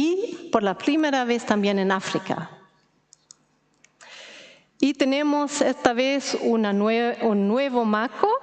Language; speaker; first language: Spanish; non-native, fluent; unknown